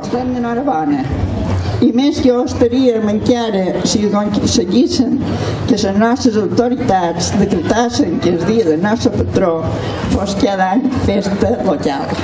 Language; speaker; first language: Catalan; native; Catalan